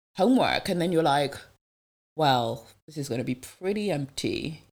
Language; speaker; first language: English; non-native, local second language; French